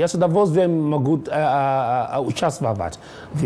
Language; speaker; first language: Russian; non-native, learner; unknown